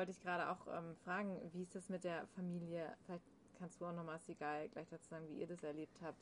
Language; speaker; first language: German; native; German